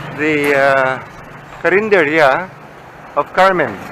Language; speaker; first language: English; non-native, local second language; Filipino